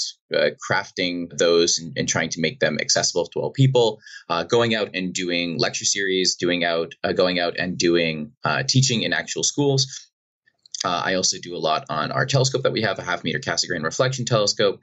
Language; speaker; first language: English; native; English